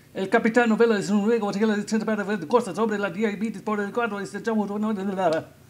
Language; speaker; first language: Spanish; non-native, learner; English